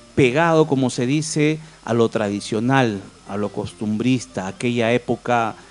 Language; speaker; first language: Spanish; native; Spanish